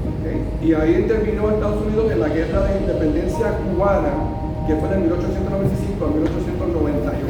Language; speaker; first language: Spanish; early bilingual, heritage; Spanish